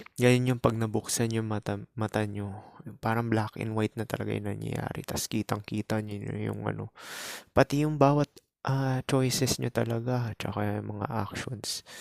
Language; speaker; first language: Filipino; native; Filipino